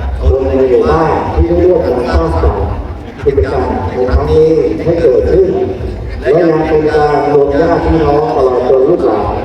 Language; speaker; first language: Thai; native; Thai